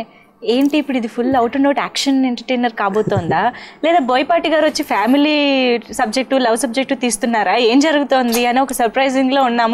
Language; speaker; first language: Telugu; native; Telugu